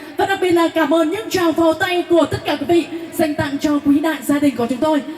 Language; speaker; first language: Vietnamese; non-native, local second language; Jarai